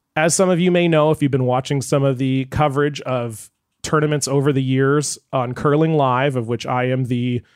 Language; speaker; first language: English; native; English